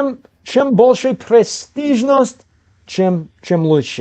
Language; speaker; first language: Russian; non-native, learner; English